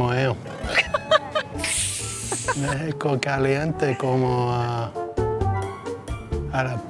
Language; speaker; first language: Spanish; non-native, learner; English